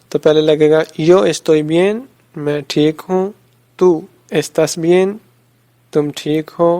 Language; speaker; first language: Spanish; non-native, fluent; Urdu